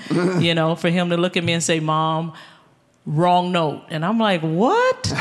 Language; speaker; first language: English; native; English